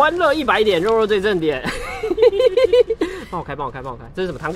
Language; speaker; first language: Chinese; native; Chinese